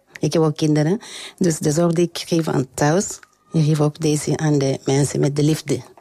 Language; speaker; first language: Dutch; non-native, learner; French